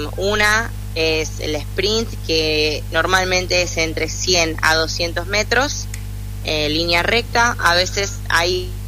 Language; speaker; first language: Spanish; early bilingual, other home language; English